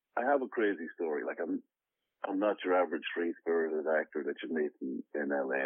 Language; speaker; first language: English; native; English